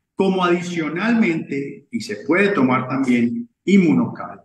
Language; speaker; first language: Spanish; native; Spanish